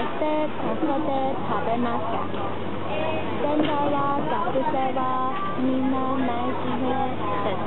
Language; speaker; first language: Japanese; non-native, learner; Cantonese